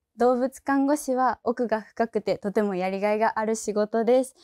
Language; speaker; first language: Japanese; native; Japanese